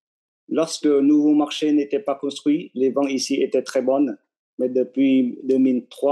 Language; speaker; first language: French; non-native, fluent; Vietnamese